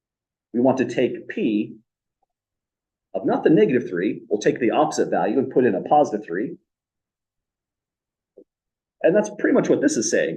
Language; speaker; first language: English; native; English